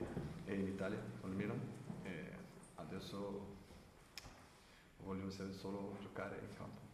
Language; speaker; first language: Italian; non-native, learner; French